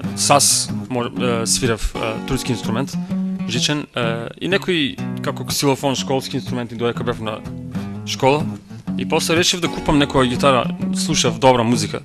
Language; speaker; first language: Macedonian; non-native, local second language; Turkish